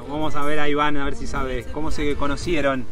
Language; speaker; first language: Spanish; native; Spanish